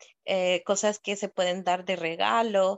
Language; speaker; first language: Spanish; early bilingual, heritage; Spanish